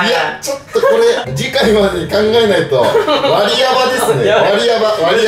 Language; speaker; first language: Japanese; native; Japanese